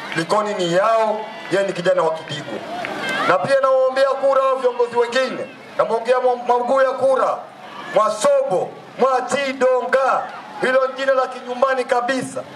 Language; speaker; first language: Swahili; native; Swahili